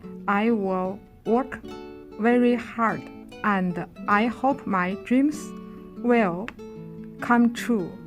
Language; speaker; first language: English; non-native, learner; Chinese